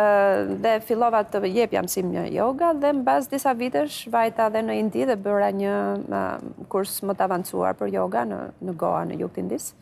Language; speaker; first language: Albanian; native; Albanian